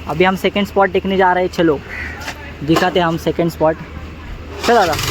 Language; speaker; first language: Hindi; non-native, local second language; Marathi